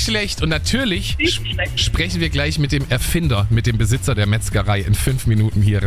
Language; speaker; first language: German; native; German